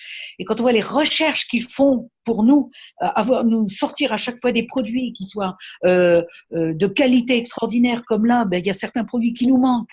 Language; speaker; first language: French; native; French